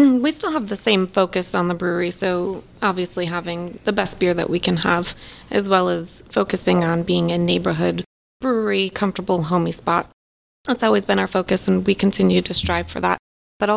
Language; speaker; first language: English; native; English